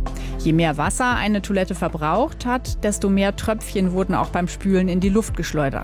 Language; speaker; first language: German; native; German